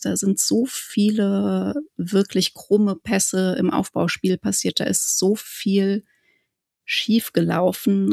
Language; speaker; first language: German; native; German